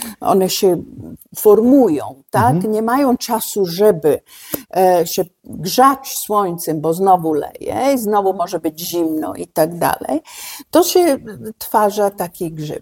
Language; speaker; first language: Polish; non-native, fluent; Italian